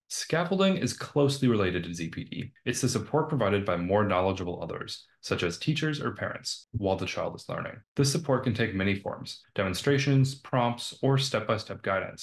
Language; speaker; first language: English; native; English